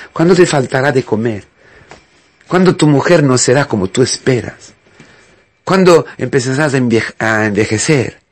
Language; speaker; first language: Spanish; non-native, fluent; Italian